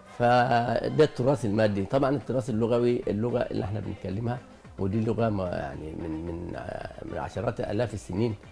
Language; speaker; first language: Egyptian Arabic; non-native, local second language; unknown